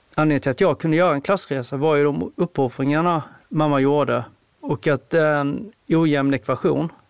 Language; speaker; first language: Swedish; native; Swedish